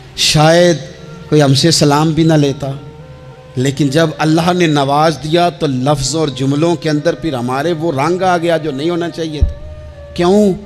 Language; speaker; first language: Urdu; non-native, local second language; Punjabi